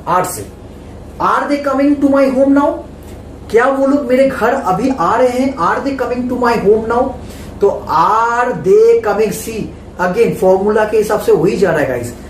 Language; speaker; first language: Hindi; non-native, local second language; Bangla